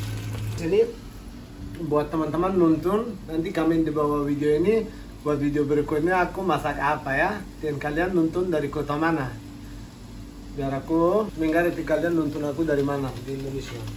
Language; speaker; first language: Indonesian; non-native, learner; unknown